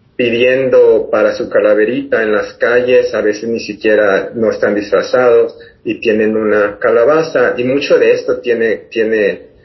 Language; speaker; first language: Spanish; native; Spanish